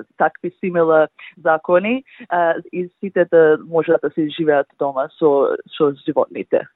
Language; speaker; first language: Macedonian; early bilingual, heritage; Macedonian